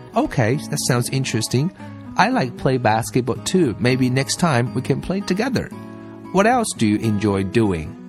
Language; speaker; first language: English; non-native, fluent; Chinese